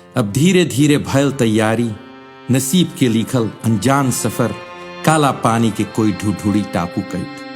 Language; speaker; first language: Bhojpuri; early bilingual, heritage; Bhojpuri